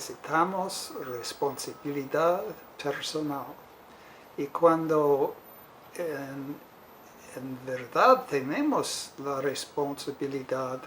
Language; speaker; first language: Spanish; non-native, fluent; English